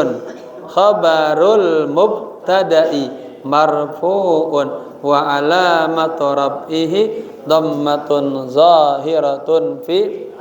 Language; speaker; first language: Arabic; non-native, fluent; Indonesian